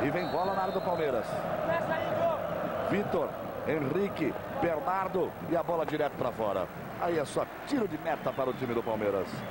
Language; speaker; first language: Portuguese; native; Portuguese